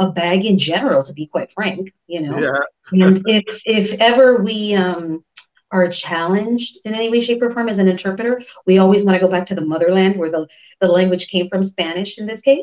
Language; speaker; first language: English; early bilingual, other home language; Spanish